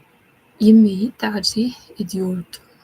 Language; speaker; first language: Turkish; non-native, learner; English